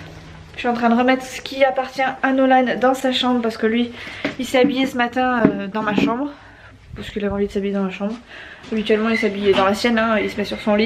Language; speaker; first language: French; native; French